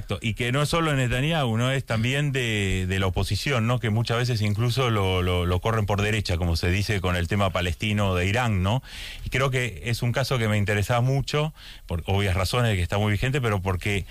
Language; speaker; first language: Spanish; native; Spanish